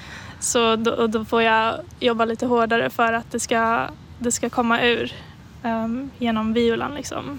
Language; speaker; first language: Swedish; native; Swedish